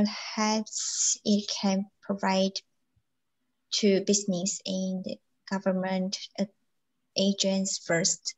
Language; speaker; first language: English; non-native, learner; Chinese